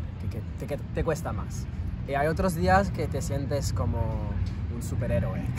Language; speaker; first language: Spanish; non-native, fluent; French